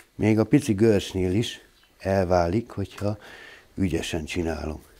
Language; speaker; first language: Hungarian; native; Hungarian